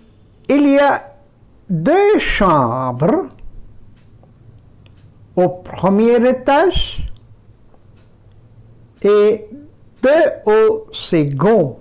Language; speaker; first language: French; non-native, fluent; Bangla